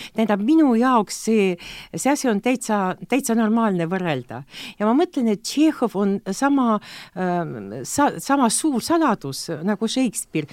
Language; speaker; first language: Estonian; non-native, local second language; Russian